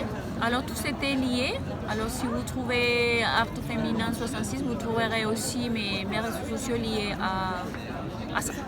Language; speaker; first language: French; non-native, fluent; Spanish